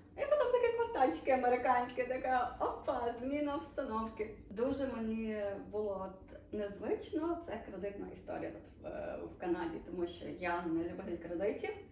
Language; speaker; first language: Ukrainian; native; Ukrainian